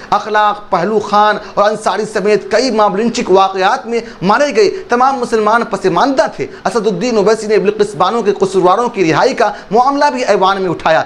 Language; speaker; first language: Urdu; native; Urdu